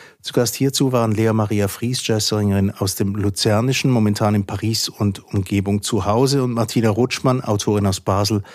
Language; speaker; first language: German; native; German